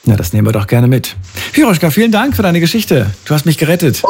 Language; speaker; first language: German; native; German